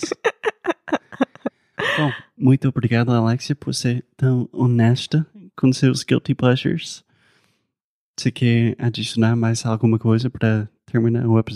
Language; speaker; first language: Portuguese; non-native, fluent; English